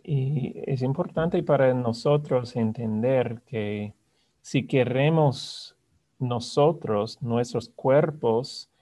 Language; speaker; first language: Spanish; non-native, fluent; English